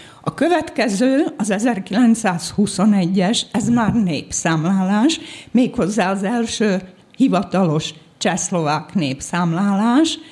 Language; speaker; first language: Hungarian; native; Hungarian